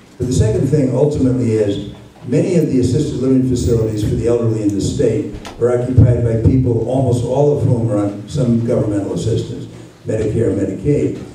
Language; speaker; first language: English; early bilingual, other home language; Spanish